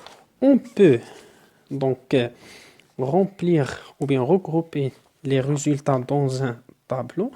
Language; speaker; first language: French; non-native, local second language; Arabic